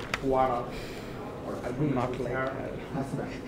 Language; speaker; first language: English; non-native, learner; Somali